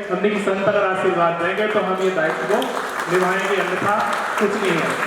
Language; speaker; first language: Hindi; native; Hindi